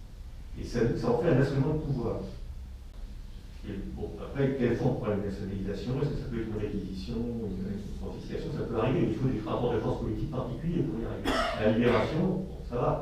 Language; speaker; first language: French; native; French